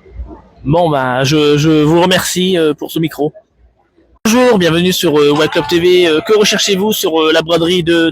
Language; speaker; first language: French; native; French